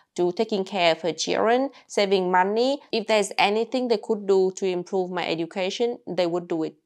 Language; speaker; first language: English; non-native, fluent; Vietnamese